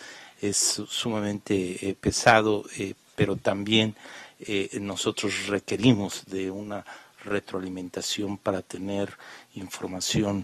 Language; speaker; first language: Spanish; native; Spanish